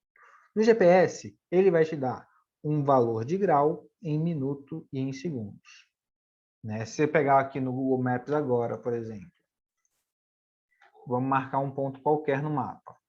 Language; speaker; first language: Portuguese; native; Portuguese